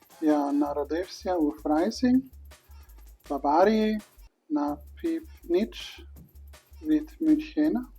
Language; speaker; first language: Ukrainian; non-native, learner; German